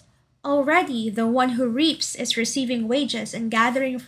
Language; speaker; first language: English; non-native, local second language; Cebuano